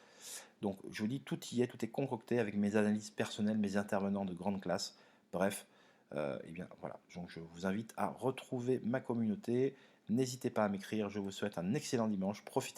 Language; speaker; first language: French; native; French